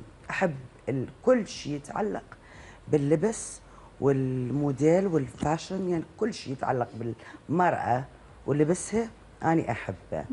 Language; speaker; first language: Arabic; native; Arabic